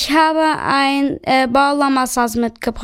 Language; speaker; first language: German; early bilingual, other home language; Turkish